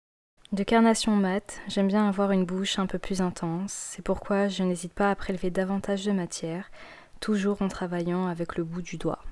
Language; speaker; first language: French; native; French